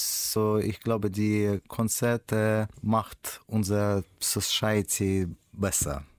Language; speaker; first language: German; non-native, learner; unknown